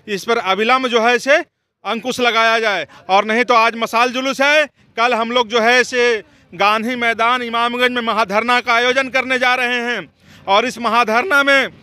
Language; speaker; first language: Hindi; native; Hindi